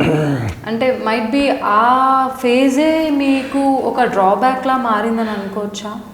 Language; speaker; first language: Telugu; native; Telugu